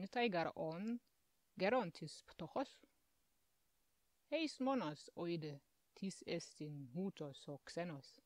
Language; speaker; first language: Greek; non-native, fluent; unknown